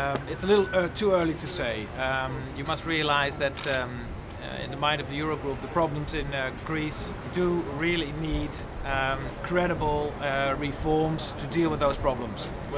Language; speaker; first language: English; non-native, fluent; Dutch